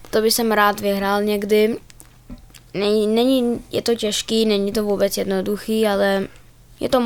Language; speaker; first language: Czech; early bilingual, heritage; Czech